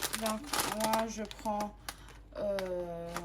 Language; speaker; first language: French; non-native, local second language; Malagasy